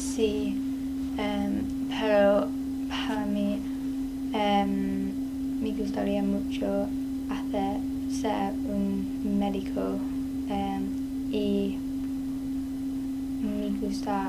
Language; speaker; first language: Spanish; non-native, learner; English